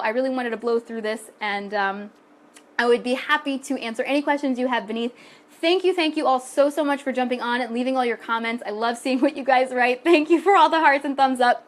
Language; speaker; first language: English; native; English